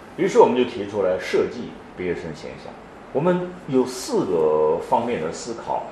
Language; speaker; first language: Chinese; native; Chinese